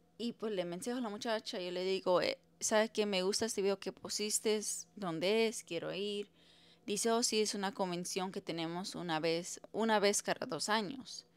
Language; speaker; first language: Spanish; early bilingual, heritage; Spanish